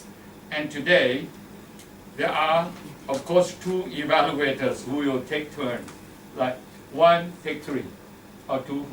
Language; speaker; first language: English; non-native, fluent; Thai